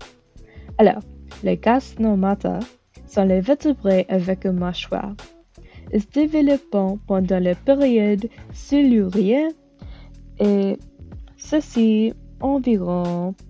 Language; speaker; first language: French; non-native, learner; English